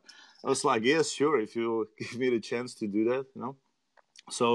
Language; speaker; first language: English; non-native, learner; Czech